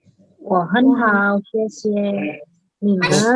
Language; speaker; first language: Chinese; non-native, learner; Indonesian